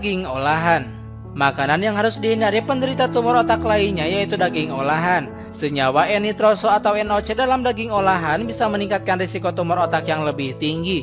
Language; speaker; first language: Indonesian; native; Indonesian